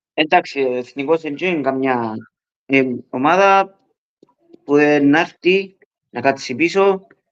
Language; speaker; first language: Greek; early bilingual, heritage; Greek